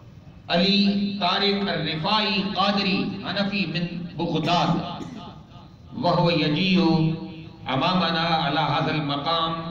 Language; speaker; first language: Arabic; non-native, learner; Urdu